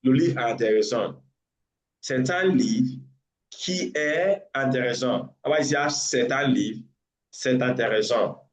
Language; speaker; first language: French; non-native, learner; English